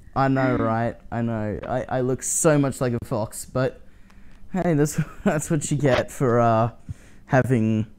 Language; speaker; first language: English; native; English